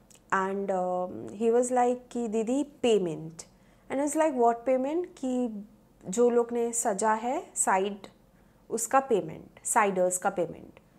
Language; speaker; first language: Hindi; non-native, local second language; Bangla